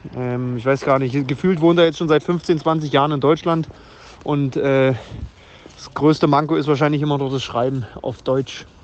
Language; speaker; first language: German; native; German